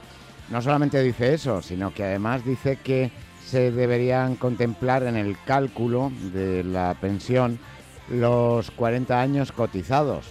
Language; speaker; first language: Spanish; native; Spanish